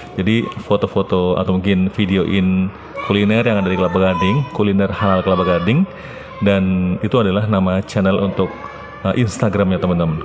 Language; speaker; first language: Indonesian; native; Indonesian